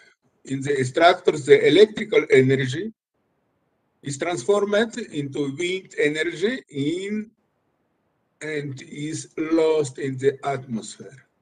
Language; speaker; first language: English; non-native, learner; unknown